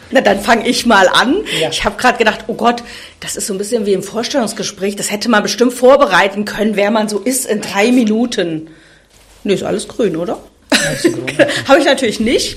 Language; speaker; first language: German; native; German